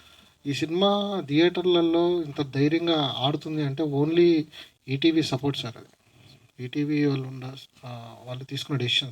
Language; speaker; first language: Telugu; native; Telugu